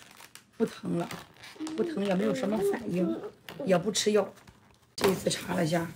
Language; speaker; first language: Chinese; native; Chinese